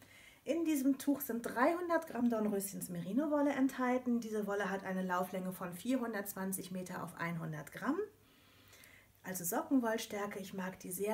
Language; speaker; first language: German; native; German